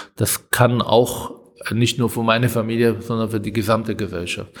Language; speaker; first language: German; non-native, fluent; Hebrew